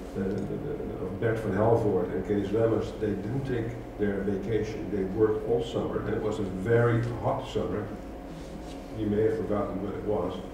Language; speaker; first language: English; non-native, fluent; Dutch